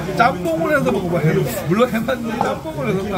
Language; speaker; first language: Korean; native; Korean